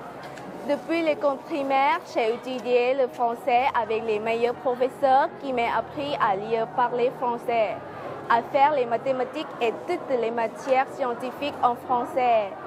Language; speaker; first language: French; non-native, fluent; Lao